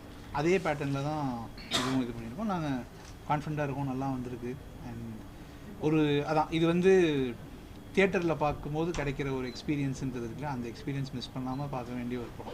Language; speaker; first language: Tamil; native; Tamil